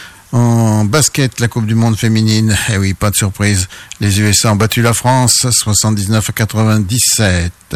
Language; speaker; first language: French; native; French